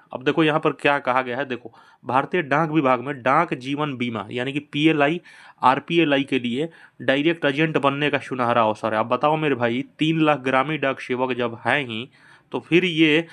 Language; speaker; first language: Hindi; native; Hindi